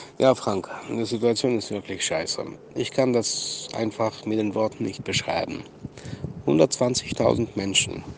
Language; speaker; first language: German; non-native, fluent; Armenian